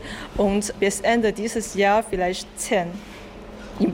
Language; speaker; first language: German; non-native, learner; Chinese